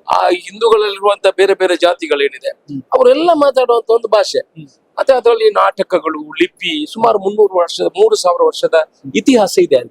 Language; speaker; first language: Kannada; non-native, local second language; Tulu